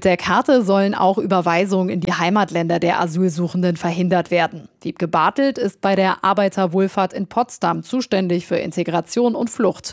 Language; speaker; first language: German; native; German